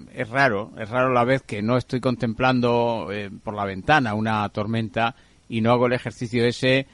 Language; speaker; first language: Spanish; native; Spanish